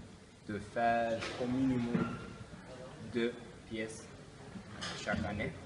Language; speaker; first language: French; non-native, learner; Turkish